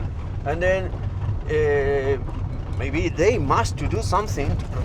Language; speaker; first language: English; non-native, fluent; Spanish